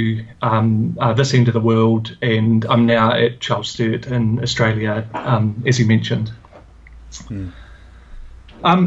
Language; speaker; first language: English; native; English